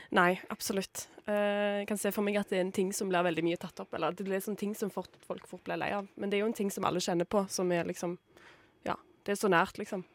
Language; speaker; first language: Norwegian; native; Norwegian